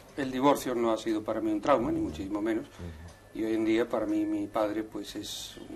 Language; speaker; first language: Spanish; native; Spanish